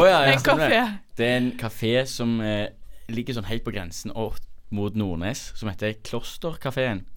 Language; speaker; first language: Norwegian; native; Norwegian